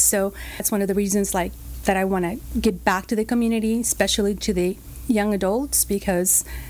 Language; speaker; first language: English; non-native, fluent; Spanish